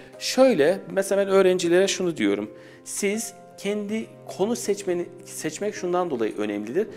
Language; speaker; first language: Turkish; native; Turkish